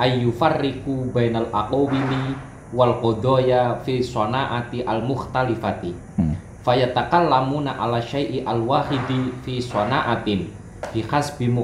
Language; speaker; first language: Arabic; non-native, fluent; Indonesian